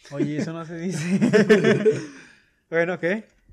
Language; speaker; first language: Spanish; native; Spanish